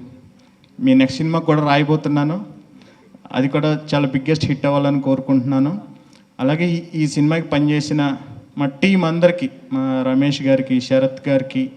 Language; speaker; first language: Telugu; native; Telugu